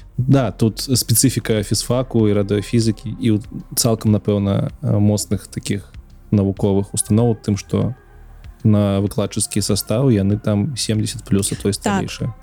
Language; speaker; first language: Belarusian; non-native, local second language; Russian